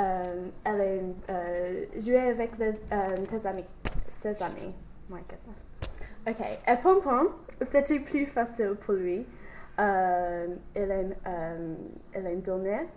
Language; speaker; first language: French; non-native, learner; English